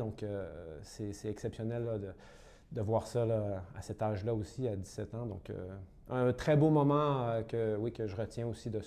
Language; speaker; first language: French; native; French